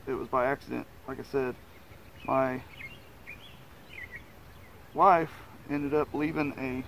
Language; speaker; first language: English; native; English